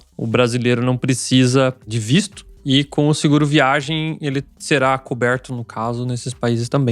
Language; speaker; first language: Portuguese; native; Portuguese